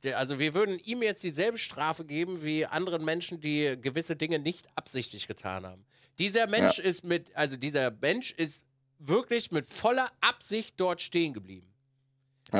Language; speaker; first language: German; native; German